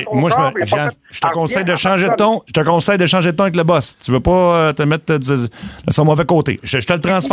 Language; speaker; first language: French; native; French